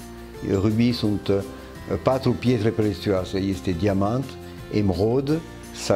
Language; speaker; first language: Romanian; early bilingual, heritage; French